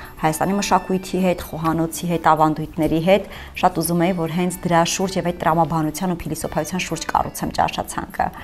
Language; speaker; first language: Armenian; native; Armenian